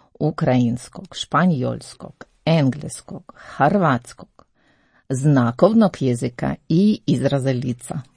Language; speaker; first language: Croatian; non-native, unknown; Ukrainian